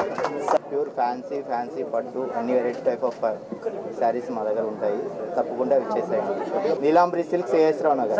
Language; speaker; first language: Telugu; native; Telugu